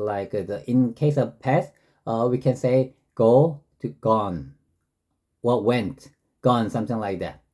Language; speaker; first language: English; non-native, learner; Korean